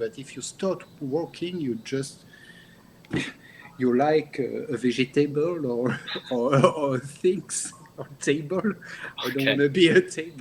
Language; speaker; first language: English; non-native, learner; French